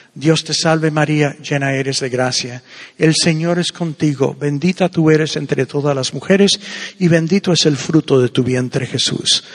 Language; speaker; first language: Spanish; native; Spanish